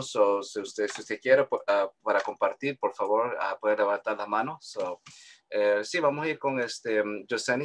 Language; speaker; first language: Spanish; early bilingual, heritage; Spanish